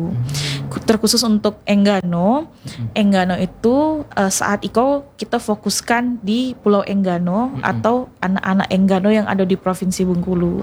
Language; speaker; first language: Indonesian; non-native, local second language; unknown